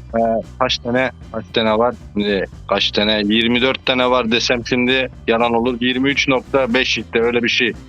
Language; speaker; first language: Turkish; early bilingual, heritage; Turkish